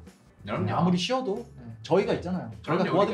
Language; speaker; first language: Korean; native; Korean